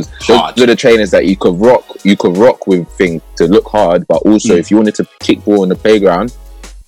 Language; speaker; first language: English; native; English